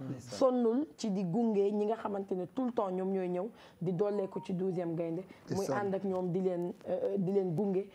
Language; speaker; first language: Wolof; native; Wolof